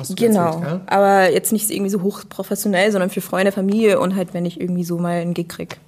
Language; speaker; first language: German; non-native, fluent; English